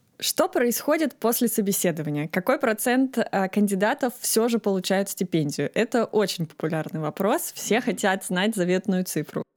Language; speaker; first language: Russian; native; Russian